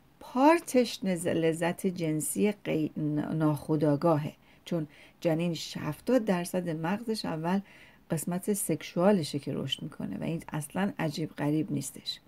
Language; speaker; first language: Persian; native; Persian